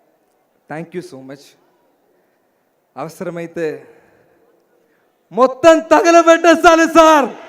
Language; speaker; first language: Telugu; non-native, learner; Malayalam